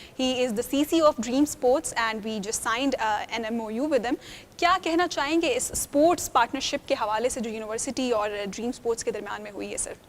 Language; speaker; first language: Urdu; native; Urdu